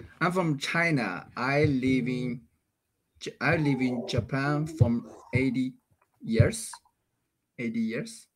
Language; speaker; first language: English; non-native, learner; Chinese